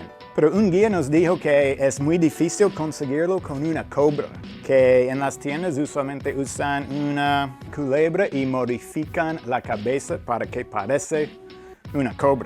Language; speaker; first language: Spanish; non-native, fluent; English